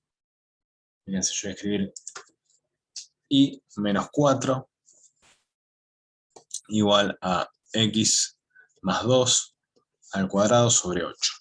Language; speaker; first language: Spanish; native; Spanish